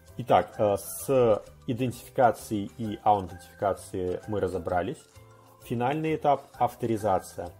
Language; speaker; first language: Russian; native; Russian